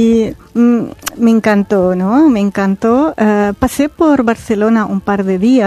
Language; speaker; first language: Spanish; non-native, fluent; Arabic